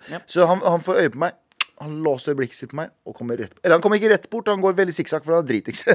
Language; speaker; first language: Norwegian; early bilingual, other home language; Kurdish